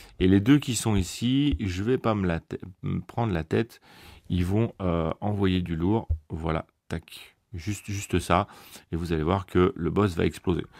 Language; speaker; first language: French; native; French